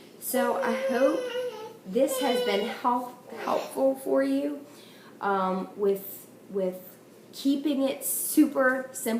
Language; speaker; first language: English; native; English